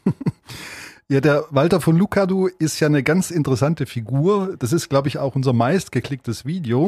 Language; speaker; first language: German; native; German